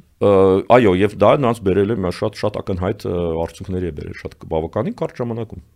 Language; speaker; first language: Armenian; native; Armenian